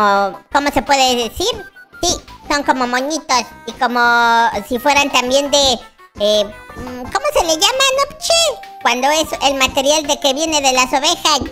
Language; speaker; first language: Spanish; native; Spanish